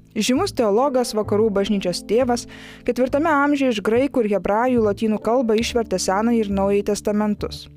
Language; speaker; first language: Lithuanian; native; Lithuanian